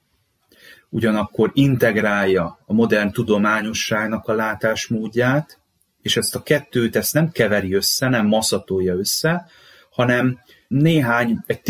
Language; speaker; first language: Hungarian; native; Hungarian